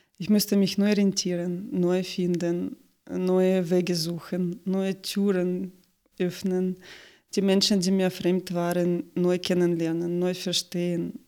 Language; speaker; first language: German; non-native, fluent; Russian